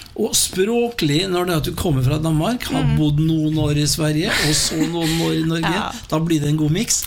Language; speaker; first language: Norwegian; native; Norwegian